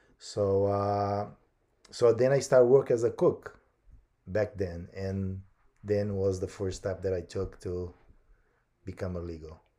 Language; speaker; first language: English; non-native, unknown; Portuguese